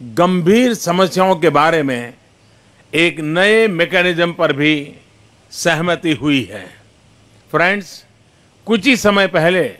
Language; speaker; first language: Hindi; non-native, local second language; Gujarati